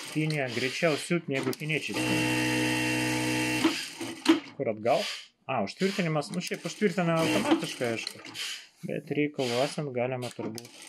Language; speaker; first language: Lithuanian; non-native, local second language; Russian